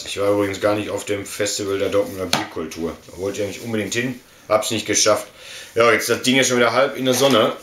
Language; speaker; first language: German; native; German